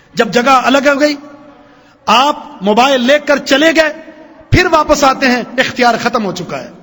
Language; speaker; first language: Urdu; native; Urdu